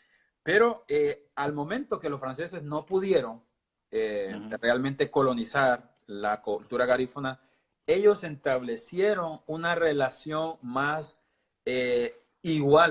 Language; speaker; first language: Spanish; non-native, local second language; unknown